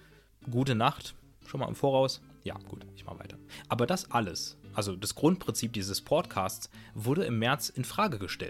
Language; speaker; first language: German; native; German